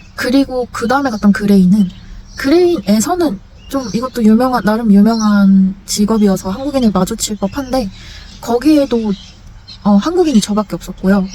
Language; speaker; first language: Korean; native; Korean